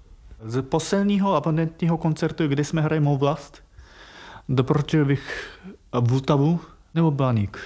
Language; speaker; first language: Czech; non-native, fluent; Japanese